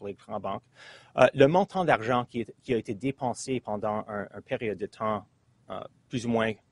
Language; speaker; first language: French; non-native, fluent; English